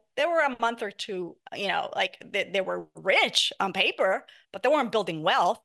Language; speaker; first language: English; non-native, fluent; Spanish